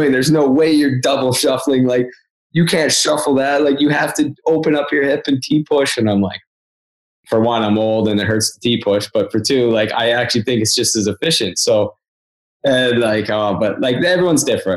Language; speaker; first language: English; native; English